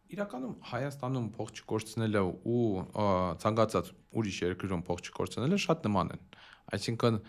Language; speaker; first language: Armenian; early bilingual, heritage; Armenian